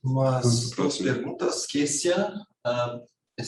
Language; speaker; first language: Spanish; non-native, fluent; Portuguese